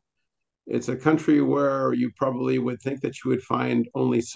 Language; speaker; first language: English; native; English